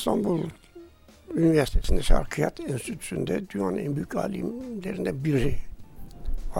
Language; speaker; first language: Turkish; native; Turkish